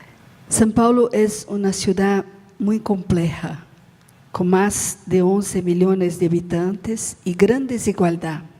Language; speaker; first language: Spanish; non-native, learner; Portuguese